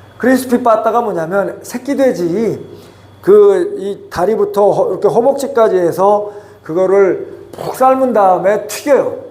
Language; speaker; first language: Korean; native; Korean